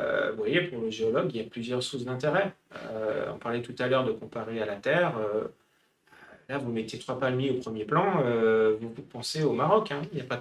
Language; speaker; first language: French; native; French